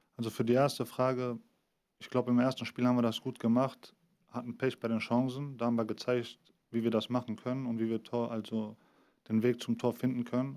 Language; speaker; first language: German; early bilingual, other home language; Greek